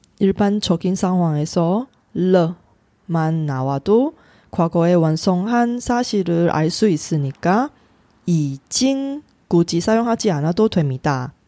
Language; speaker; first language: Korean; non-native, local second language; Chinese